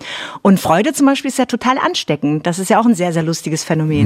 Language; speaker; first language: German; native; German